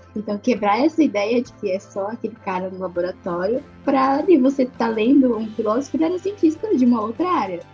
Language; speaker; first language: Portuguese; native; Portuguese